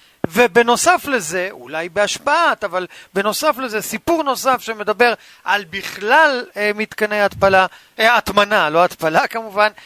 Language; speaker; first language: Hebrew; native; Hebrew